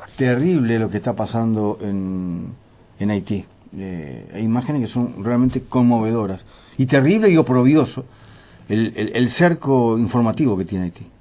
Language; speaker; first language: Spanish; native; Spanish